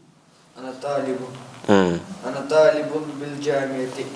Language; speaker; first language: Arabic; non-native, learner; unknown